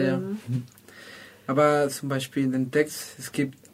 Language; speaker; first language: German; non-native, learner; Spanish